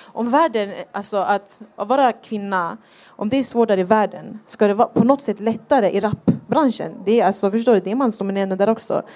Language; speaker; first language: Swedish; early bilingual, other home language; Thai